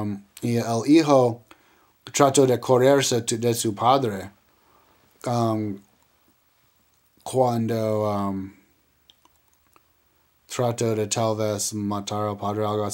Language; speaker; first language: Spanish; non-native, learner; English